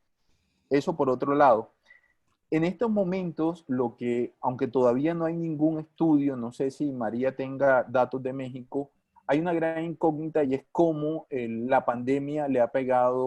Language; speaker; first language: Spanish; native; Spanish